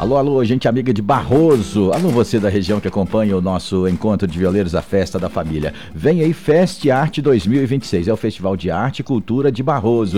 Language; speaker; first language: Portuguese; native; Portuguese